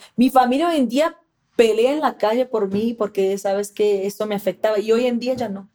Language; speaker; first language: Spanish; non-native, fluent; Portuguese